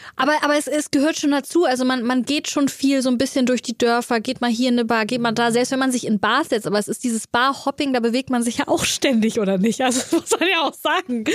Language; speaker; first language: German; native; German